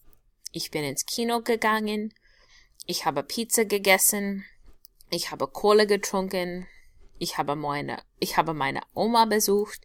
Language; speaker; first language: German; non-native, fluent; English